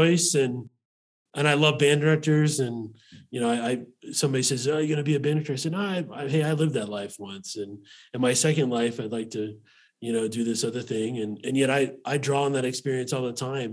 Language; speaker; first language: English; native; English